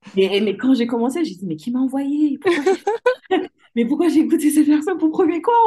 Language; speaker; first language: French; early bilingual, other home language; English